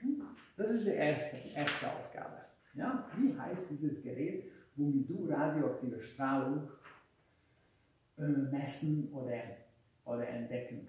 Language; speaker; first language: German; non-native, fluent; Hungarian